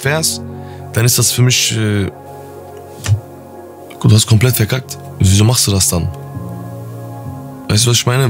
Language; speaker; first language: German; early bilingual, other home language; Turkish